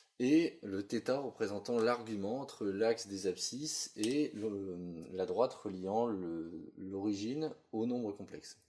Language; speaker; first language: French; native; French